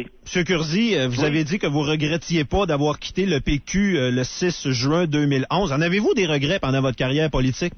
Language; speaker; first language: French; native; French